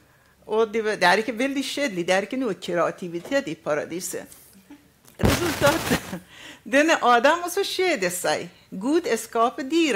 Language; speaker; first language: Norwegian; non-native, fluent; Arabic